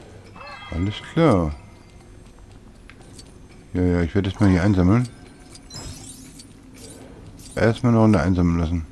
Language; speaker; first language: German; native; German